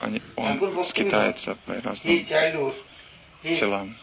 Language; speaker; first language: Russian; non-native, learner; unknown